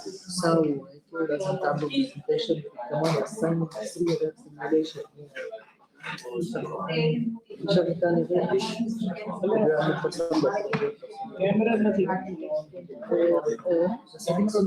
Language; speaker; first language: Arabic; native; Arabic